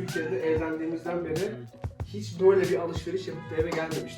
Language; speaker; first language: Turkish; native; Turkish